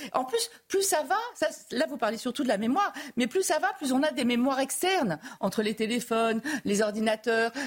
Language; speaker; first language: French; native; French